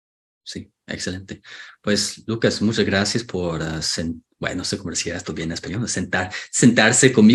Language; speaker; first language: Spanish; non-native, fluent; English